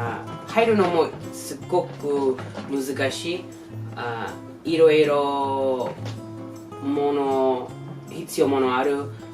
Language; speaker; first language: Japanese; non-native, learner; English